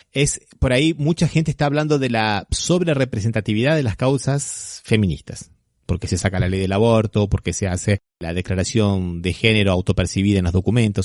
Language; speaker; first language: Spanish; native; Spanish